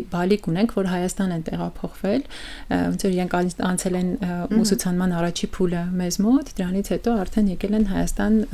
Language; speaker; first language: Armenian; early bilingual, heritage; Armenian